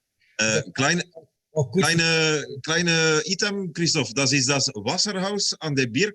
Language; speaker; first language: German; non-native, learner; Dutch